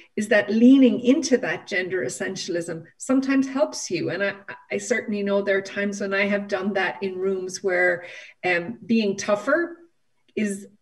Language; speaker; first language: English; native; English